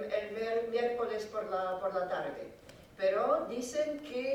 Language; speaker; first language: Spanish; non-native, fluent; French